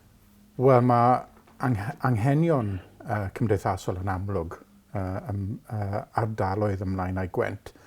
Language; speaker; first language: Welsh; non-native, local second language; English